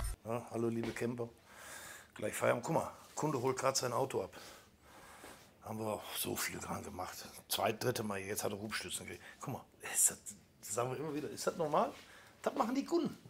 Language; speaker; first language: German; native; German